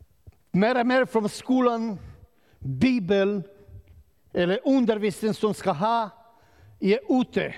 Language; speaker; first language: Swedish; non-native, learner; Romanian